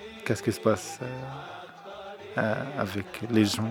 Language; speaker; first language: French; non-native, learner; Arabic